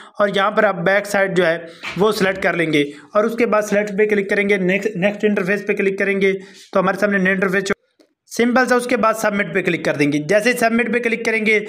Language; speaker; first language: Urdu; non-native, local second language; Punjabi